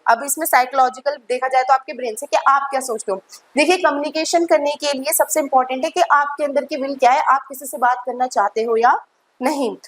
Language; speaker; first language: Hindi; native; Hindi